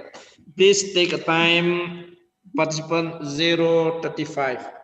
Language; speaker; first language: English; non-native, learner; Indonesian